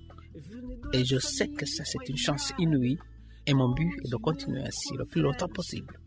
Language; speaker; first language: French; non-native, local second language; Rundi